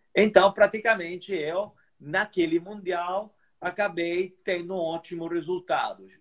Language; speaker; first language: Portuguese; non-native, fluent; Italian